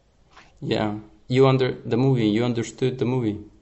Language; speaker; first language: English; non-native, fluent; Spanish